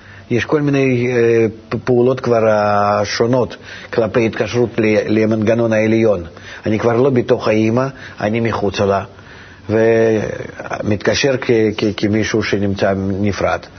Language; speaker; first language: Hebrew; non-native, fluent; Russian